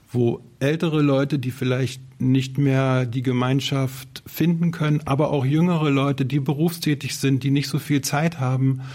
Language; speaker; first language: German; native; German